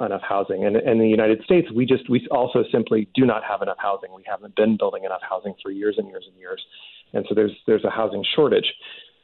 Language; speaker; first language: English; native; English